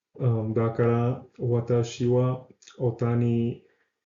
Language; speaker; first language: Japanese; non-native, learner; English